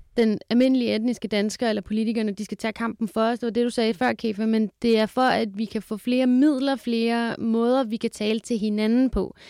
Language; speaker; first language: Danish; early bilingual, other home language; Kurdish